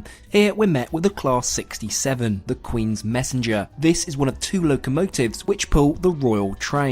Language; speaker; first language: English; native; English